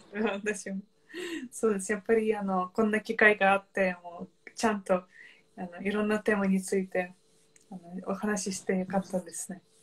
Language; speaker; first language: Japanese; non-native, fluent; Ukrainian